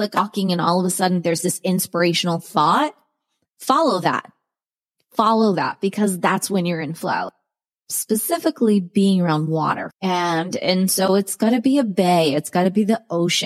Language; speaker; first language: English; native; English